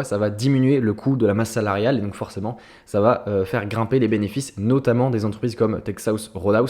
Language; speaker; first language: French; native; French